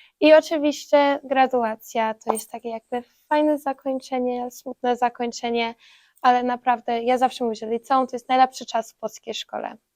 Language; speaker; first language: Polish; early bilingual, heritage; Polish